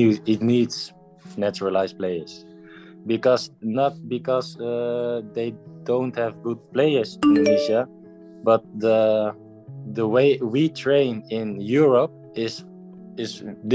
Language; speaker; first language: English; non-native, fluent; Dutch